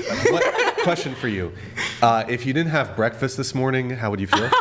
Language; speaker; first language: English; native; English